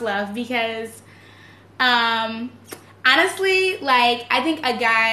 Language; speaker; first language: English; native; English